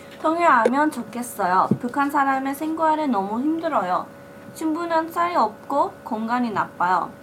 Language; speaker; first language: Korean; early bilingual, heritage; English